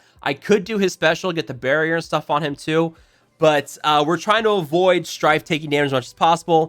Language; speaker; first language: English; native; English